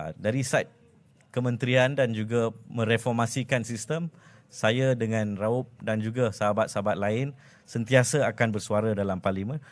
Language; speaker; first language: Malay; non-native, local second language; Tamil